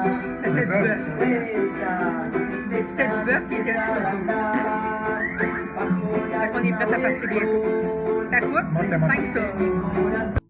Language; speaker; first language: French; native; French